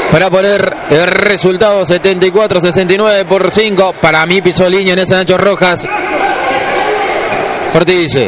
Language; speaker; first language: Spanish; native; Spanish